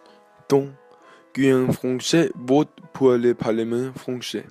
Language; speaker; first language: French; non-native, learner; Danish